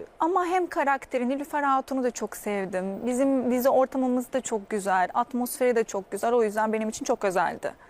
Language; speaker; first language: Turkish; non-native, fluent; Arabic